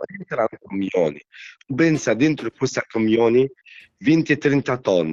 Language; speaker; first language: Italian; non-native, learner; Arabic